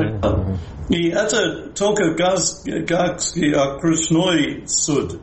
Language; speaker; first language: Russian; non-native, fluent; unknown